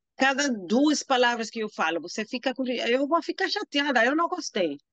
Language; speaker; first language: Portuguese; non-native, learner; Spanish